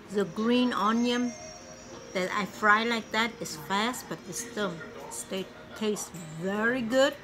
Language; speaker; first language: English; non-native, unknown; Vietnamese